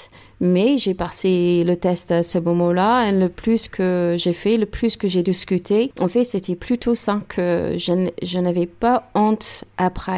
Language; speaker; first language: French; non-native, learner; English